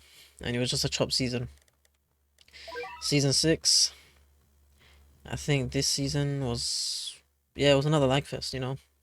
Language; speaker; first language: English; native; English